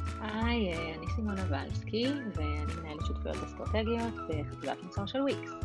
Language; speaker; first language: Hebrew; native; Hebrew